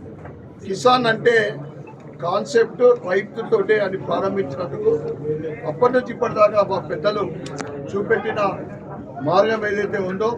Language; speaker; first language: Telugu; native; Telugu